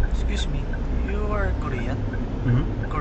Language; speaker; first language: English; non-native, local second language; Filipino